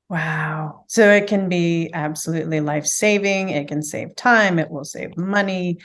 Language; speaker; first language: English; native; English